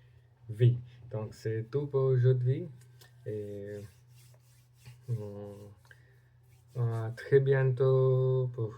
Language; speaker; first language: French; non-native, learner; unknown